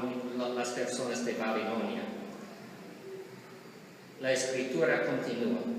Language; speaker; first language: Spanish; non-native, learner; English